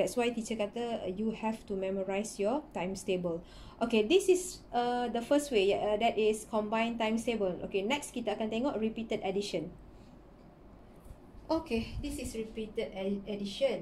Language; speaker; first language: English; non-native, local second language; Malay